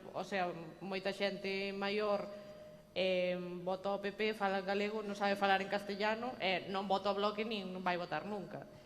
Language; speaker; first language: Galician; native; Galician